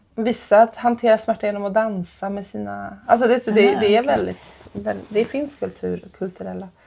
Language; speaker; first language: Swedish; non-native, fluent; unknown